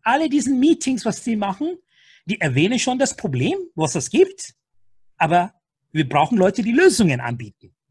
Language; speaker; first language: German; non-native, fluent; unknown